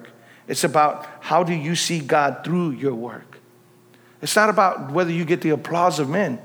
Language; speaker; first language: English; native; English